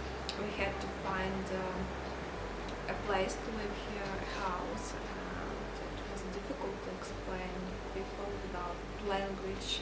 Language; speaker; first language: English; non-native, learner; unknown